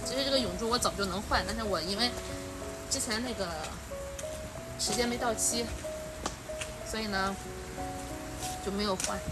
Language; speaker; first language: Chinese; native; Chinese